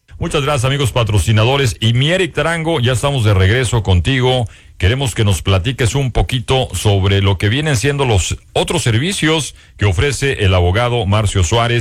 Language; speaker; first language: Spanish; native; Spanish